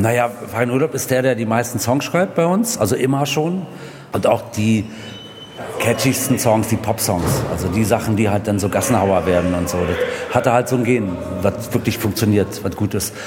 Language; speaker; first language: German; native; German